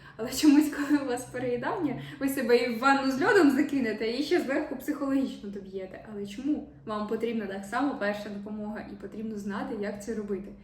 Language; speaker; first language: Ukrainian; non-native, local second language; Russian